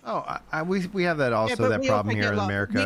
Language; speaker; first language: English; native; English